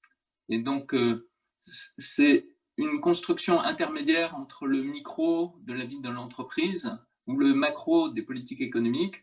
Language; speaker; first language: French; native; French